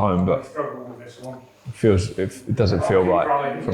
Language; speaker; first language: English; native; English